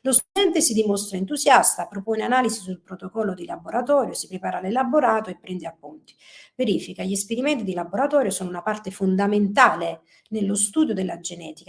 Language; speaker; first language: Italian; native; Italian